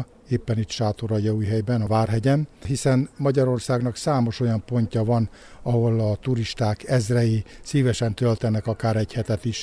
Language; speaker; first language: Hungarian; native; Hungarian